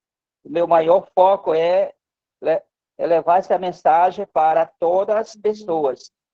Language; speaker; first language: Portuguese; non-native, local second language; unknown